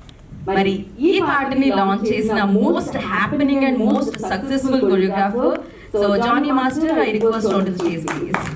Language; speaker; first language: Telugu; native; Telugu